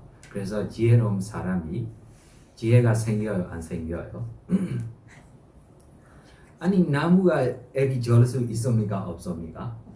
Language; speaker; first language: Korean; non-native, fluent; Burmese